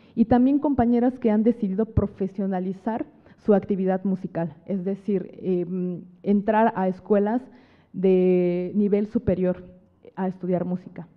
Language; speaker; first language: Spanish; native; Spanish